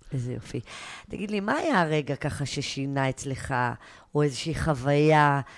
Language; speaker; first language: Hebrew; native; Hebrew